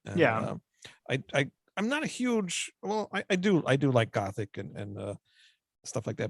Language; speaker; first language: English; native; English